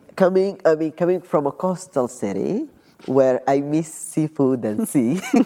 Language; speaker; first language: English; non-native, fluent; Arabic